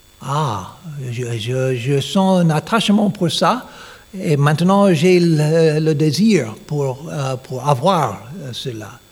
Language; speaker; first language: French; non-native, learner; English